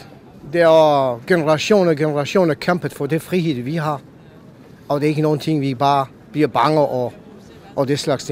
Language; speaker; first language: Danish; non-native, learner; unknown